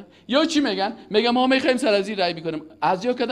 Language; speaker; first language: Persian; native; Persian